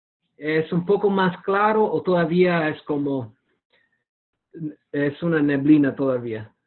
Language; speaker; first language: Spanish; non-native, fluent; English